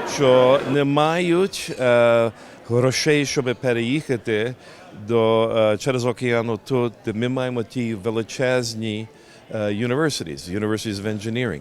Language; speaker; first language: Ukrainian; early bilingual, heritage; Ukrainian